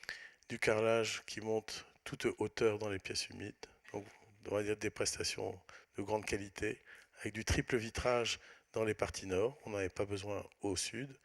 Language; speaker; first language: French; native; French